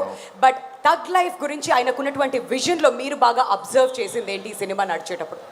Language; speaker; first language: Telugu; native; Telugu